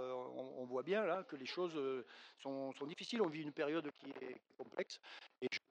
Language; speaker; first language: French; native; French